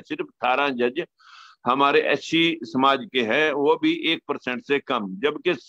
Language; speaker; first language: Hindi; native; Hindi